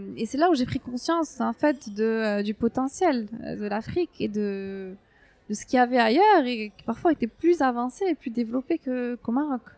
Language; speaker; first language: French; non-native, local second language; Arabic